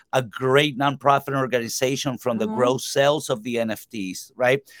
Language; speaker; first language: English; non-native, fluent; Spanish